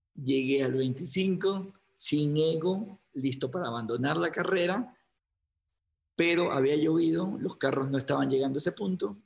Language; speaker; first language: Spanish; native; Spanish